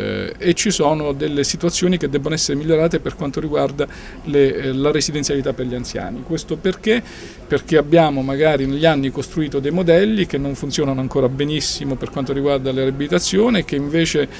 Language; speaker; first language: Italian; native; Italian